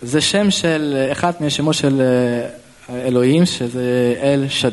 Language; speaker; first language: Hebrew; non-native, local second language; Russian